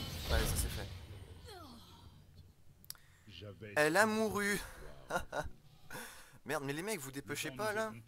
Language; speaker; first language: French; native; French